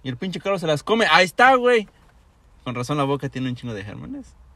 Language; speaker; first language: Spanish; early bilingual, heritage; Spanish